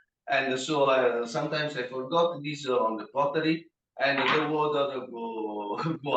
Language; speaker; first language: English; non-native, learner; Italian